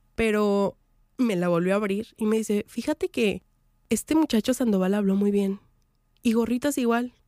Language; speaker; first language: Spanish; native; Spanish